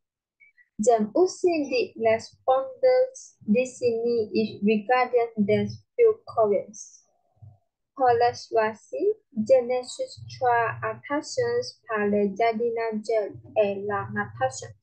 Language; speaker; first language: French; non-native, learner; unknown